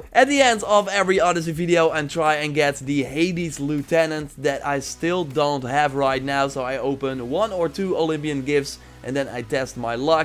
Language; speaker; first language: English; non-native, fluent; Dutch